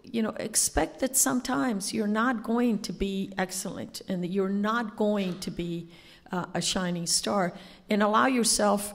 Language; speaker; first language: English; non-native, fluent; Spanish